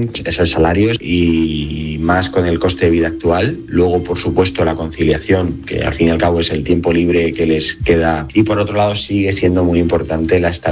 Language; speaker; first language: Spanish; native; Spanish